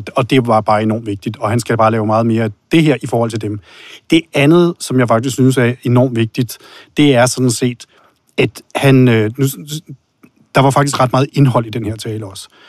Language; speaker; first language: Danish; native; Danish